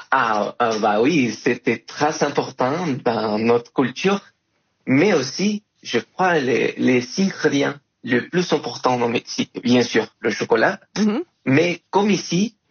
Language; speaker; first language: French; non-native, fluent; Spanish